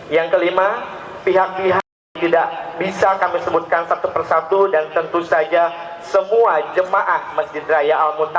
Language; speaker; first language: Indonesian; native; Indonesian